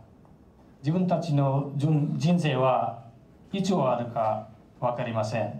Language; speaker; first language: Japanese; non-native, learner; Nepali